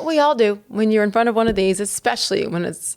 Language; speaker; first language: English; native; English